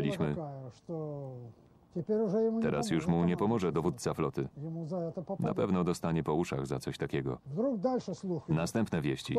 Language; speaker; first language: Polish; native; Polish